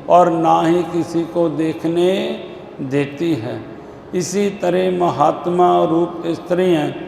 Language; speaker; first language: Hindi; non-native, local second language; Punjabi